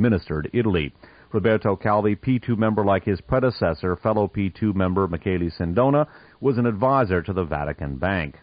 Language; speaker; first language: English; native; English